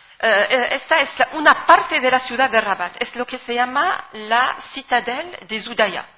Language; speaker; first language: Spanish; non-native, learner; Arabic